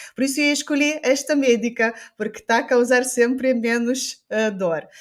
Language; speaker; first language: Portuguese; non-native, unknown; Romanian